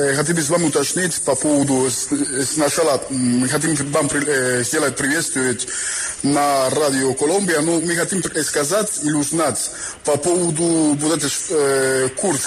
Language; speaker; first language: Russian; non-native, fluent; Spanish